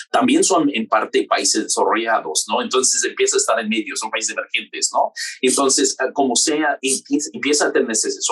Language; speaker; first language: Spanish; non-native, fluent; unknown